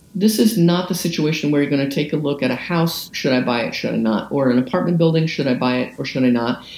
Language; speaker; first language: English; native; English